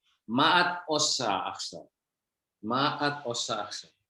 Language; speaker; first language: Hebrew; non-native, fluent; Indonesian